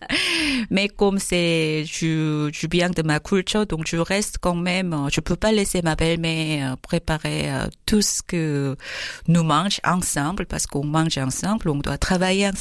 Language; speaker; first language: French; non-native, fluent; Korean